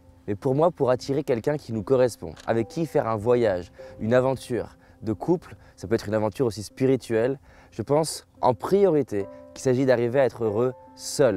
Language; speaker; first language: French; native; French